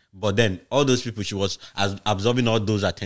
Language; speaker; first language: English; non-native, local second language; Igbo